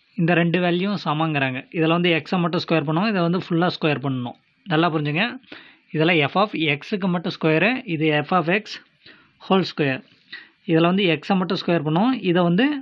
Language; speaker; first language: Tamil; native; Tamil